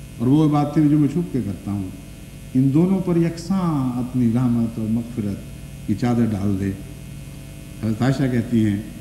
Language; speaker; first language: Urdu; non-native, local second language; Punjabi